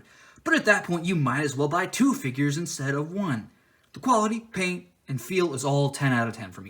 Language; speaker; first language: English; native; English